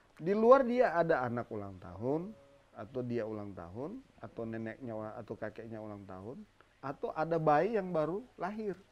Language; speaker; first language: Indonesian; native; Indonesian